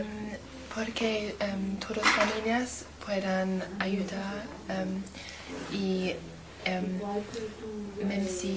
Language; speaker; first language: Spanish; non-native, learner; English